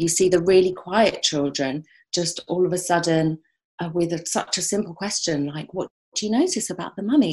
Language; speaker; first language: English; native; English